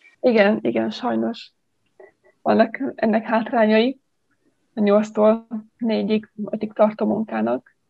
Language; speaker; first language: Hungarian; native; Hungarian